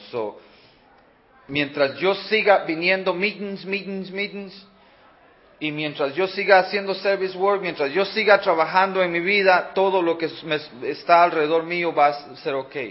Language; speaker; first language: Spanish; early bilingual, heritage; Spanish